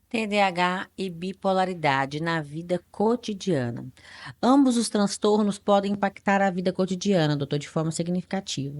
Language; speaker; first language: Portuguese; native; Portuguese